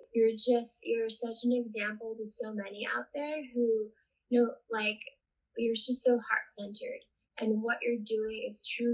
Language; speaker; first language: English; native; English